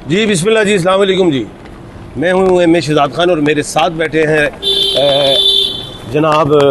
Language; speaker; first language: Urdu; non-native, local second language; Punjabi